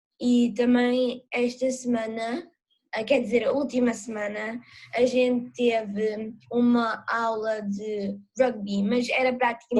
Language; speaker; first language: Portuguese; early bilingual, heritage; Portuguese